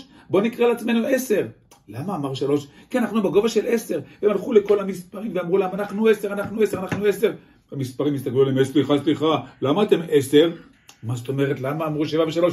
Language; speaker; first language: Hebrew; native; Hebrew